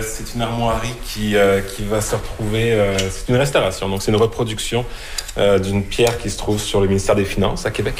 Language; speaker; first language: French; native; French